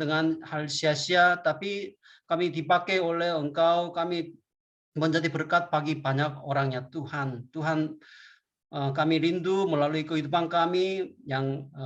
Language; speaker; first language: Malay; non-native, fluent; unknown